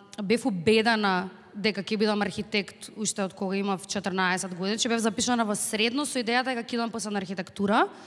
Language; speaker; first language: Macedonian; native; Macedonian